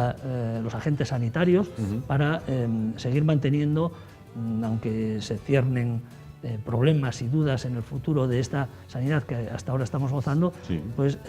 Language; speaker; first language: Spanish; native; Spanish